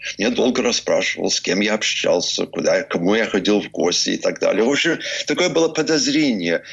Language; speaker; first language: Russian; early bilingual, heritage; Russian